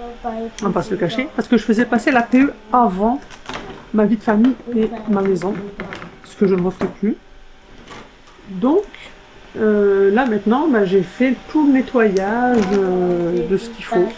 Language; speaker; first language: French; native; French